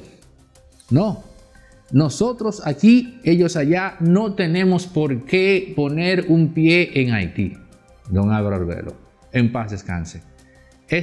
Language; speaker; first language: Spanish; native; Spanish